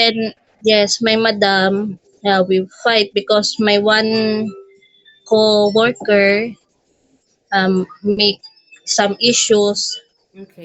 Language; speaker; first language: English; non-native, local second language; Filipino